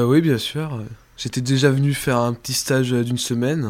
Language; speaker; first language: French; native; French